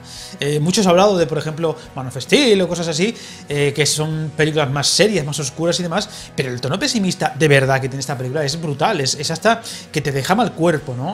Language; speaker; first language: Spanish; native; Spanish